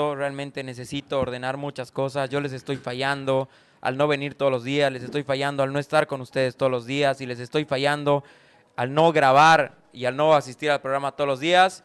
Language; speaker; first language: Spanish; native; Spanish